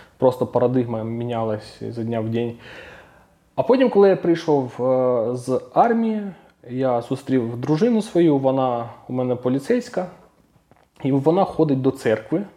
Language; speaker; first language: Ukrainian; non-native, local second language; Russian